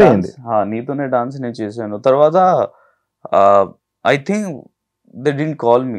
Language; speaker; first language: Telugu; non-native, local second language; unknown